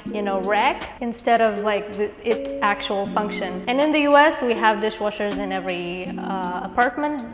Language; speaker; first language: English; non-native, fluent; Kazakh